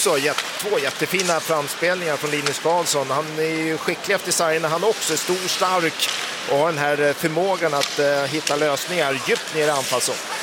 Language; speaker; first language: Swedish; native; Swedish